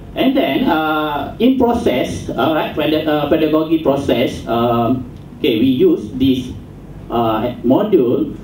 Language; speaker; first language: English; non-native, local second language; Malay